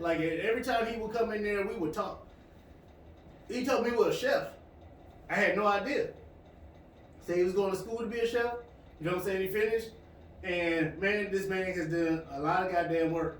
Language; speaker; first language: English; native; English